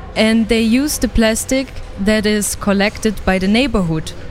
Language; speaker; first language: English; non-native, fluent; German